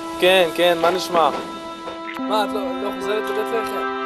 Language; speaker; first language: Hebrew; non-native, local second language; Arabic